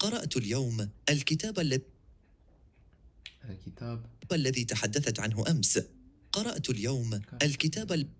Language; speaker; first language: Arabic; non-native, learner; English